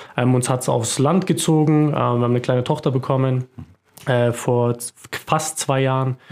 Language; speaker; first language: German; early bilingual, other home language; Croatian